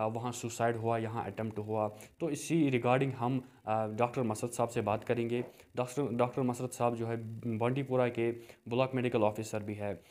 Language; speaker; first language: Hindi; non-native, local second language; Kashmiri